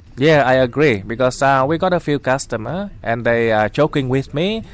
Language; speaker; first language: English; non-native, fluent; Vietnamese